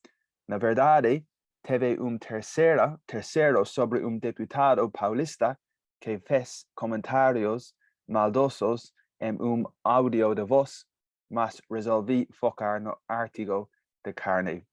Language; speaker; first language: Portuguese; non-native, fluent; English